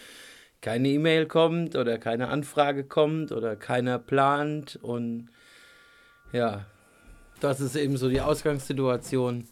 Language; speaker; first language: German; native; German